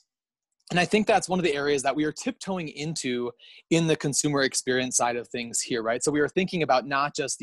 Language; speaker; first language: English; native; English